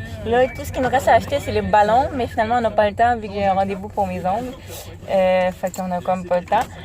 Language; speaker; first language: French; native; French